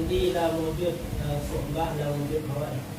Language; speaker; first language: Arabic; non-native, learner; Indonesian